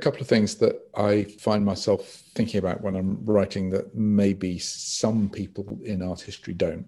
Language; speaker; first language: English; native; English